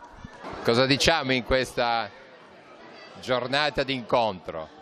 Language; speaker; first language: Italian; native; Italian